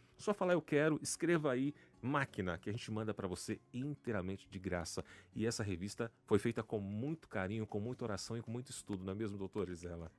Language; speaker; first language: Portuguese; native; Portuguese